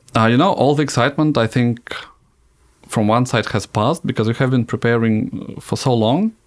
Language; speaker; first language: English; non-native, fluent; Russian